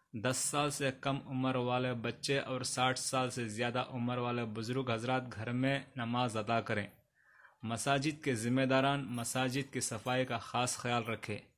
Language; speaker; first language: Hindi; non-native, local second language; Urdu